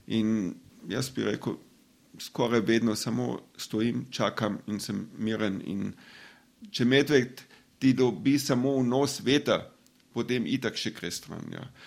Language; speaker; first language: Slovenian; non-native, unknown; German